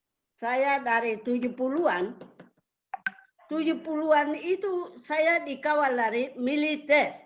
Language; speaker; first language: Indonesian; non-native, local second language; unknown